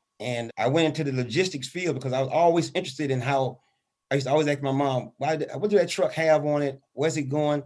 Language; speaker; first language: English; native; English